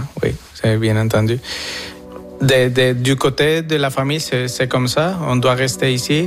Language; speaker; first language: French; non-native, fluent; Spanish